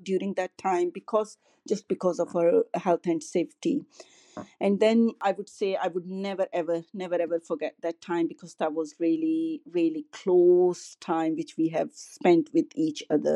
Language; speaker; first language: English; non-native, local second language; Urdu